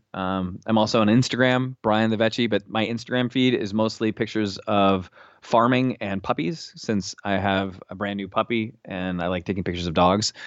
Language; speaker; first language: English; native; English